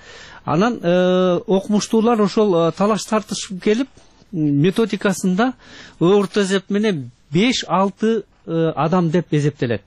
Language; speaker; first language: Kyrgyz; native; Kyrgyz